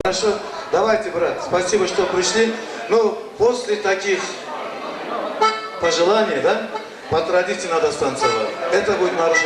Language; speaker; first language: Russian; non-native, local second language; Azerbaijani